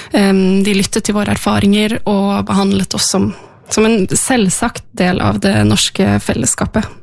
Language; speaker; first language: Norwegian; native; Norwegian